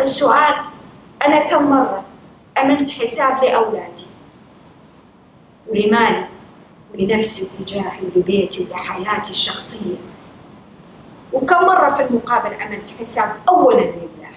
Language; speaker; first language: Arabic; native; Arabic